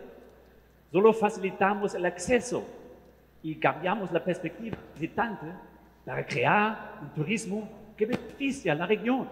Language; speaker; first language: Spanish; non-native, fluent; German